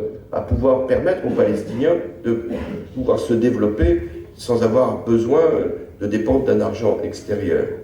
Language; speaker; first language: French; native; French